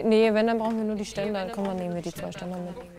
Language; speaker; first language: German; native; German